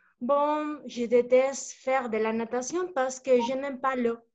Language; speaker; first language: French; non-native, learner; Spanish